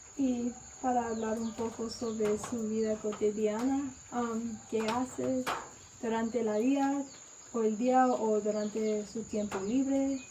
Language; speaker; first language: Spanish; non-native, learner; English